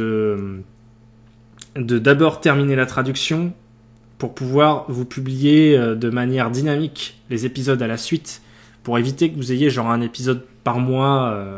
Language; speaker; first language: French; native; French